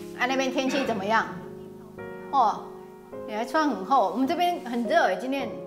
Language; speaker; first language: Chinese; native; Chinese